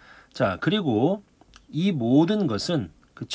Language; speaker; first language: Korean; native; Korean